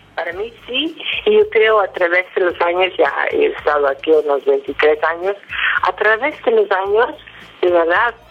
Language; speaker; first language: Spanish; non-native, fluent; Dutch